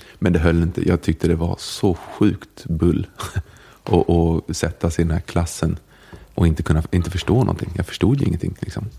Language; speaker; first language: Swedish; native; Swedish